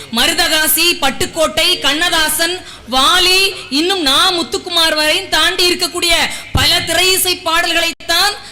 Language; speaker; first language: Tamil; native; Tamil